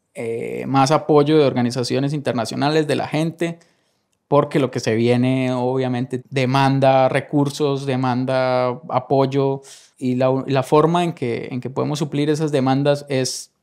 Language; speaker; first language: Spanish; native; Spanish